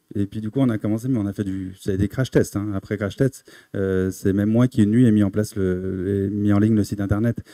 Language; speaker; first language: French; native; French